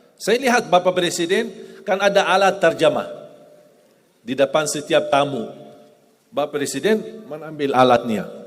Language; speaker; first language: Indonesian; non-native, fluent; Arabic